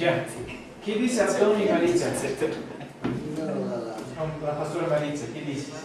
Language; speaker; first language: Spanish; non-native, fluent; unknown